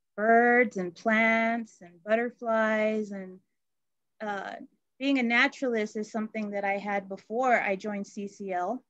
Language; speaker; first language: English; native; English